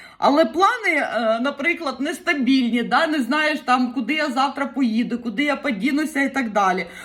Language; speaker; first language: Ukrainian; non-native, local second language; Russian